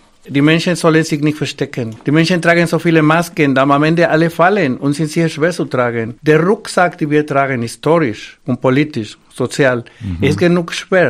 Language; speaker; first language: German; non-native, fluent; Spanish